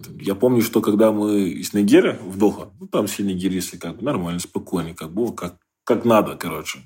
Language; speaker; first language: Russian; non-native, fluent; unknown